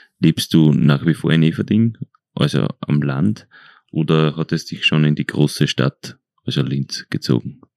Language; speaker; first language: German; native; German